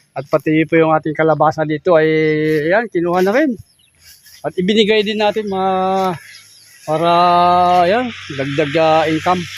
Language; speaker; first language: Filipino; native; Filipino